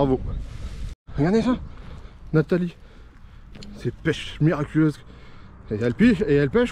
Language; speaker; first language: French; native; French